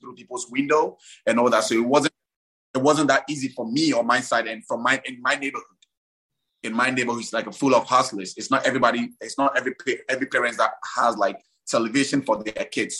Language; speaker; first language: English; non-native, local second language; Ewe